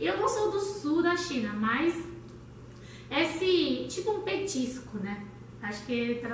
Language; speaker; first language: Portuguese; non-native, learner; Chinese